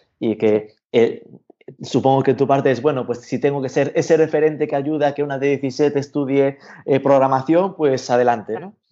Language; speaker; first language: Spanish; native; Spanish